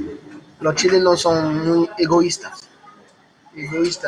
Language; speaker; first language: Spanish; non-native, learner; Haitian Creole